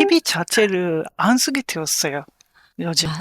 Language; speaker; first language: Korean; non-native, fluent; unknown